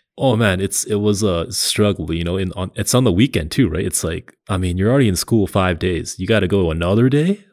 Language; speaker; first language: English; early bilingual, other home language; Cantonese